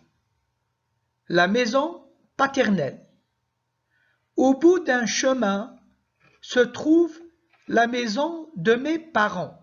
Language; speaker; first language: French; non-native, local second language; Arabic